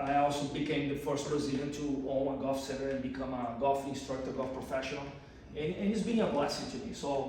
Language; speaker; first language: English; non-native, fluent; Portuguese